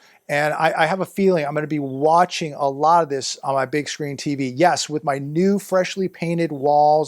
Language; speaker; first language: English; native; English